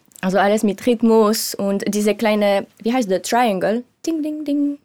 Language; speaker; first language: German; non-native, learner; French